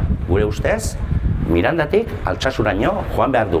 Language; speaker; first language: Basque; native; Basque